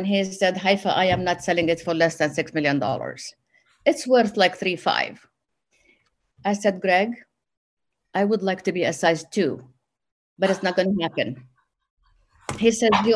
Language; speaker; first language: English; non-native, fluent; Arabic